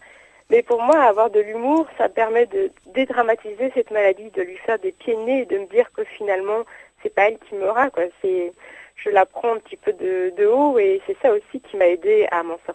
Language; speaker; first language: French; native; French